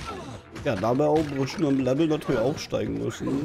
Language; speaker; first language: German; native; German